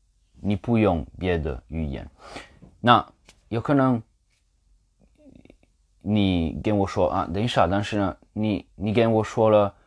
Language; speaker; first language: Chinese; non-native, learner; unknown